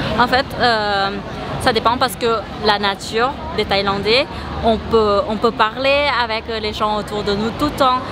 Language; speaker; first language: French; non-native, fluent; Thai